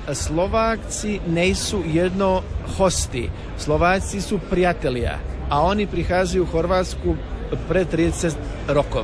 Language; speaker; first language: Czech; non-native, learner; Croatian